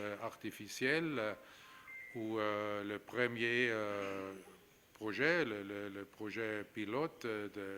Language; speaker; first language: French; non-native, fluent; German